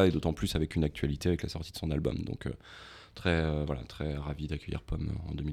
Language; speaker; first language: French; native; French